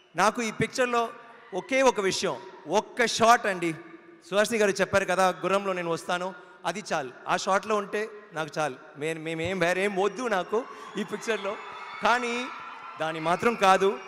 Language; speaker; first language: Telugu; non-native, learner; Tamil